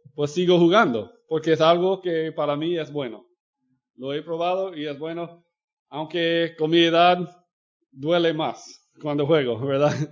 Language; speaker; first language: Spanish; non-native, fluent; English